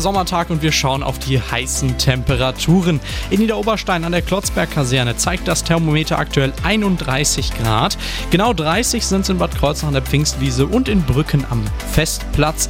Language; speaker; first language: German; native; German